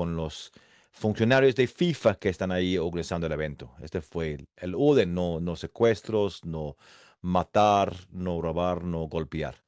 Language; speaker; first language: Spanish; non-native, fluent; English